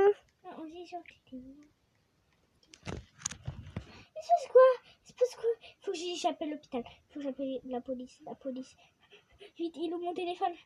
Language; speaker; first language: French; native; French